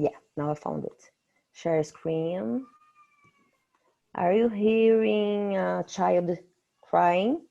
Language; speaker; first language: English; non-native, fluent; Portuguese